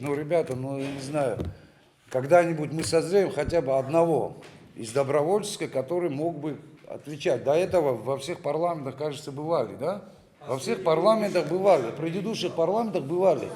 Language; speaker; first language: Russian; native; Russian